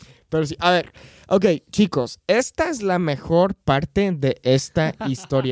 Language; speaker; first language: Spanish; non-native, fluent; English